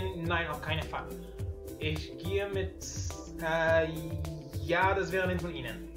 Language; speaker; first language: German; non-native, learner; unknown